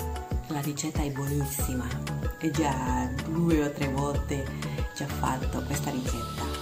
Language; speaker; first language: Italian; non-native, learner; Indonesian